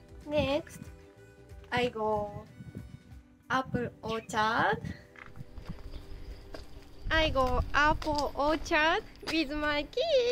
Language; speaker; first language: English; non-native, learner; Japanese